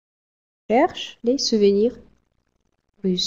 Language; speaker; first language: French; non-native, fluent; Russian